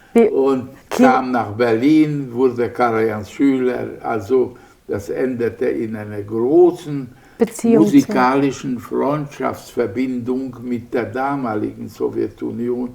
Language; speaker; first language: German; non-native, fluent; Hungarian